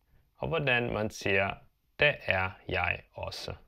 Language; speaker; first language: Danish; non-native, fluent; Italian